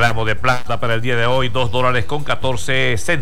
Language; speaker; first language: Spanish; native; Spanish